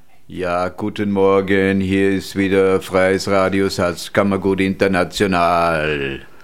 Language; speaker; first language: German; native; German